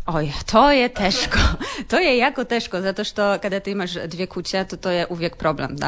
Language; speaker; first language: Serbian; non-native, learner; Polish